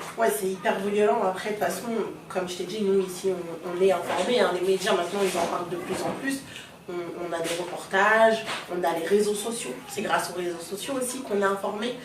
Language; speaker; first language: French; native; French